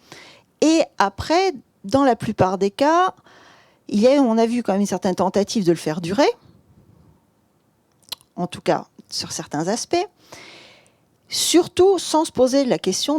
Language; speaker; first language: French; native; French